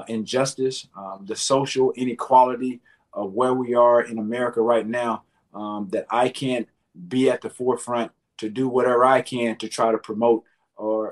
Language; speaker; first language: English; native; English